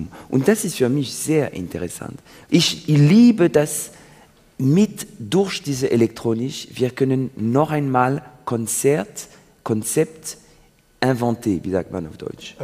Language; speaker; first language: German; non-native, learner; French